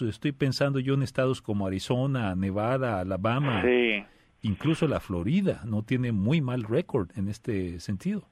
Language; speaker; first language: Spanish; native; Spanish